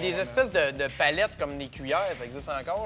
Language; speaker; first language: French; native; French